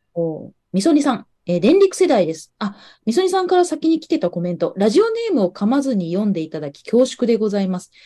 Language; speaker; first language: Japanese; native; Japanese